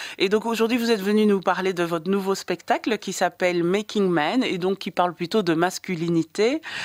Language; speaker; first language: French; native; French